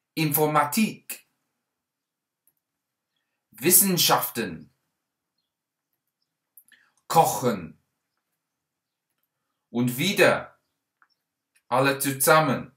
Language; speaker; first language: German; non-native, learner; English